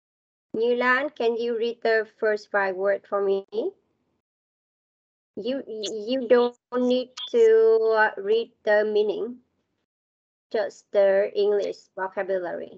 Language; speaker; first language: English; non-native, learner; Vietnamese